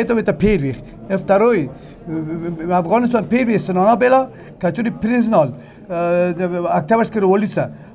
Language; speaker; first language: Russian; non-native, learner; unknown